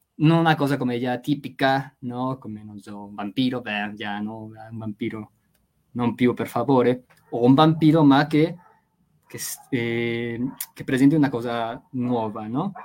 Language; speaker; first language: Italian; non-native, fluent; Spanish